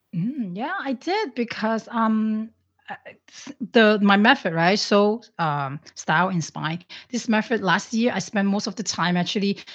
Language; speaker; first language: English; non-native, local second language; Cantonese